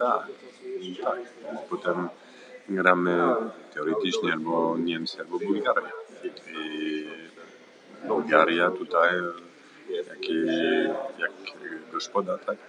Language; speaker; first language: Polish; non-native, learner; French